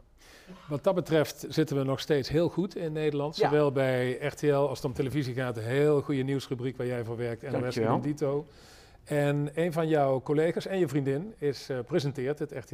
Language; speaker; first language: Dutch; native; Dutch